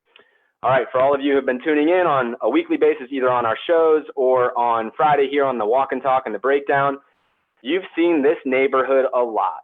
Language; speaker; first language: English; native; English